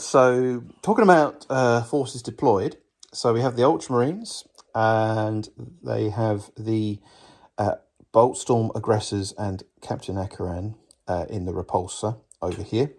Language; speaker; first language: English; native; English